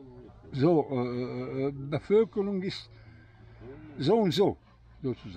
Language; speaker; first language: German; non-native, fluent; Bosnian